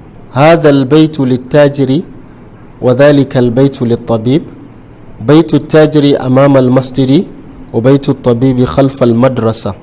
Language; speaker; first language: Arabic; non-native, fluent; Hausa